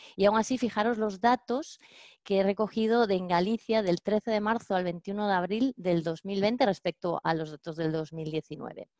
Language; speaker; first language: Spanish; native; Spanish